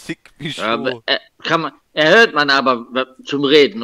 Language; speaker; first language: German; non-native, local second language; Luxembourgish